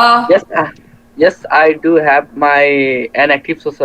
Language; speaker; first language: English; non-native, learner; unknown